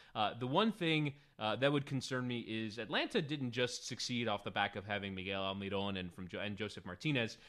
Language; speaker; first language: English; early bilingual, other home language; Spanish